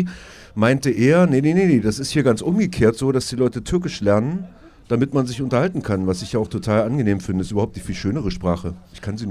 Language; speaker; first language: German; native; German